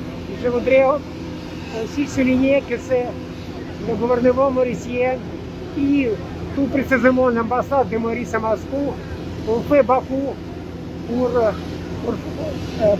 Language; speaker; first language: French; non-native, fluent; Russian